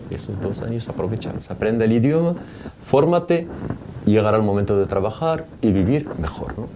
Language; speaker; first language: Spanish; non-native, fluent; Arabic